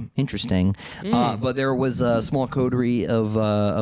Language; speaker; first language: English; native; English